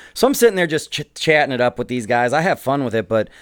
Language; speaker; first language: English; native; English